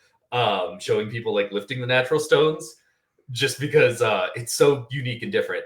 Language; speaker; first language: English; native; English